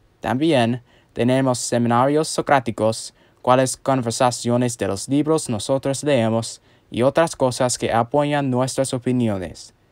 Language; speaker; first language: Spanish; non-native, learner; English